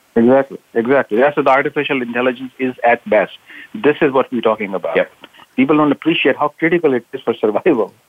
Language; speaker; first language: English; non-native, local second language; Urdu